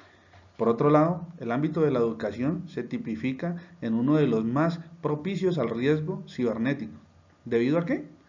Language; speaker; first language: Spanish; native; Spanish